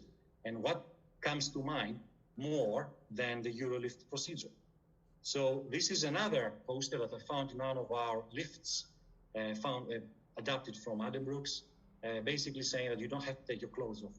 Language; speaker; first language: English; non-native, fluent; Greek